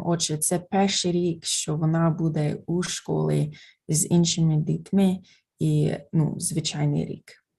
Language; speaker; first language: Ukrainian; non-native, fluent; English